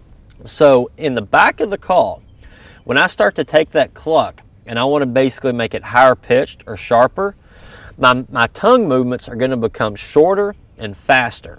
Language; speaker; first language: English; native; English